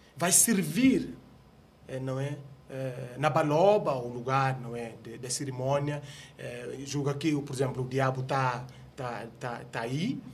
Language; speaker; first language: Portuguese; non-native, local second language; Upper Guinea Crioulo